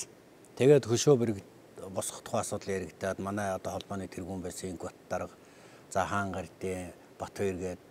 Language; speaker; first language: Mongolian; native; Mongolian